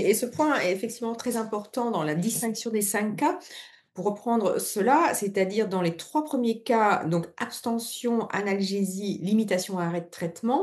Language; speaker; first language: French; native; French